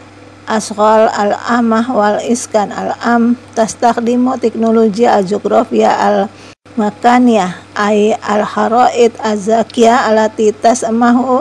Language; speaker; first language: Arabic; non-native, fluent; Indonesian